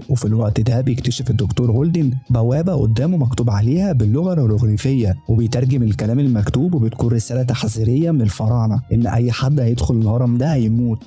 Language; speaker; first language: Arabic; native; Arabic